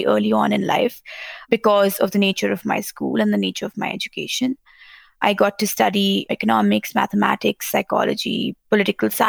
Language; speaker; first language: English; non-native, local second language; Hindi